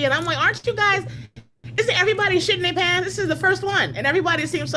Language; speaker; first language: English; native; English